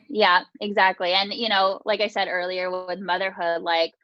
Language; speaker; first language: English; early bilingual, other home language; Japanese